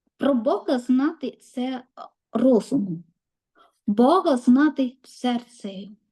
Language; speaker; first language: Ukrainian; non-native, learner; Malayalam